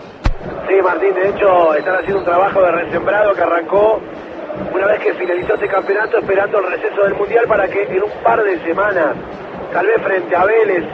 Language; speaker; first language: Spanish; native; Spanish